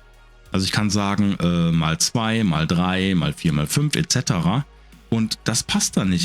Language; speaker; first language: German; native; German